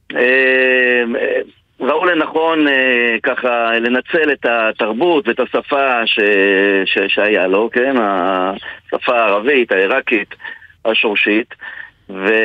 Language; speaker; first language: Hebrew; native; Hebrew